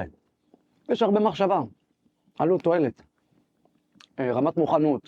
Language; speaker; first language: Hebrew; native; Hebrew